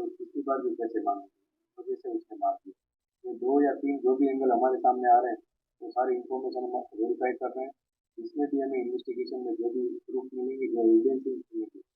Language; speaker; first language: Hindi; non-native, local second language; Gujarati